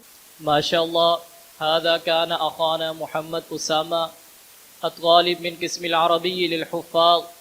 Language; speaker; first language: Arabic; non-native, learner; Urdu